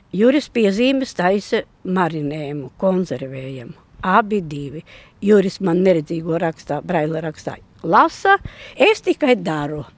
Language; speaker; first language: Latvian; non-native, local second language; Russian